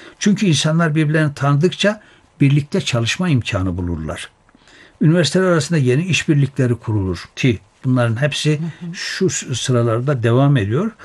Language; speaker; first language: Turkish; native; Turkish